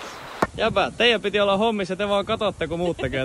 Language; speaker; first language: Finnish; native; Finnish